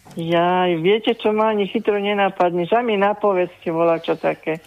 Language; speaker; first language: Slovak; native; Slovak